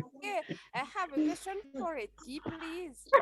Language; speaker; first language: English; non-native, learner; Malagasy